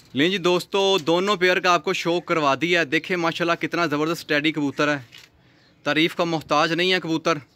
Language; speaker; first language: Urdu; non-native, local second language; Punjabi